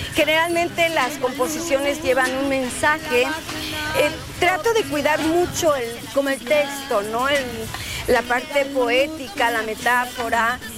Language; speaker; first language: Spanish; non-native, local second language; Zapotec